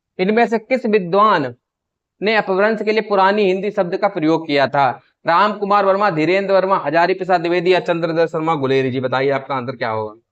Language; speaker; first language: Hindi; native; Hindi